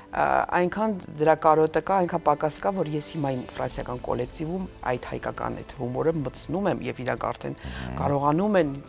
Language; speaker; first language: Armenian; native; Armenian